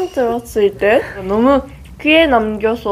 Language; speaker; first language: Korean; non-native, fluent; Japanese